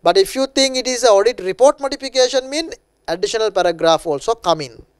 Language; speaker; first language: English; non-native, local second language; Sinhala